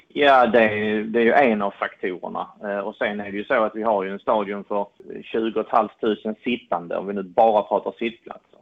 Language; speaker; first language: Swedish; native; Swedish